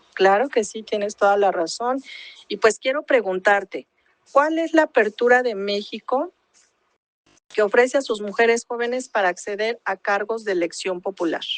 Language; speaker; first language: Spanish; native; Spanish